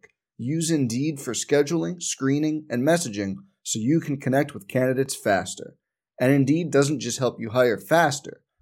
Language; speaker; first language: English; native; English